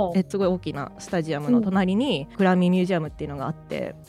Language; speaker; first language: Japanese; early bilingual, heritage; English